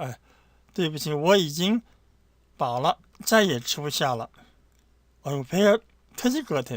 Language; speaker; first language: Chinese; non-native, fluent; Korean